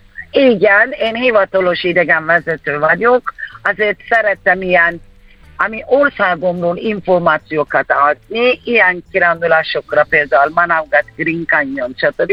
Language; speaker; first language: Hungarian; non-native, fluent; Turkish